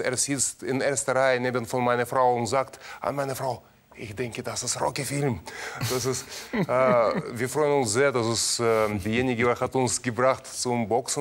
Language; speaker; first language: German; non-native, learner; Russian